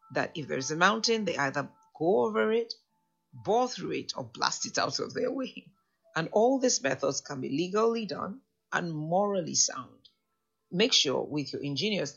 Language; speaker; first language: English; non-native, local second language; Yoruba